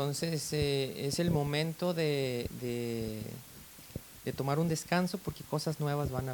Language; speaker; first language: Spanish; native; Spanish